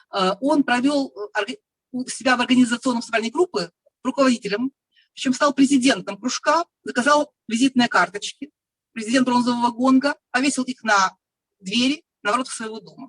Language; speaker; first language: Russian; native; Russian